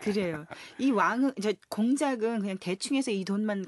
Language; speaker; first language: Korean; native; Korean